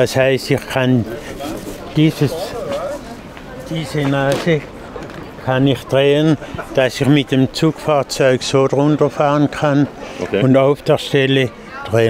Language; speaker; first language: German; non-native, fluent; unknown